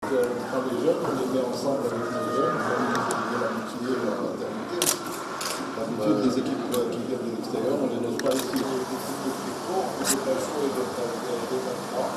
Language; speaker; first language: French; non-native, local second language; Arabic